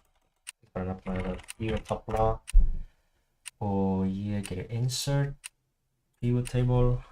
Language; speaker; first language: Icelandic; non-native, learner; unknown